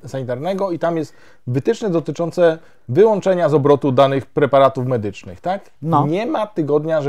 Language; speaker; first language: Polish; native; Polish